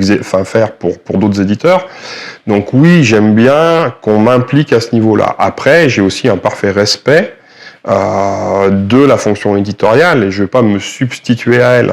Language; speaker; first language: French; native; French